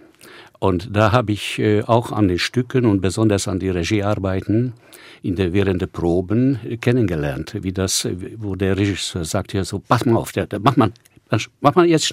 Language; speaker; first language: German; non-native, fluent; Hungarian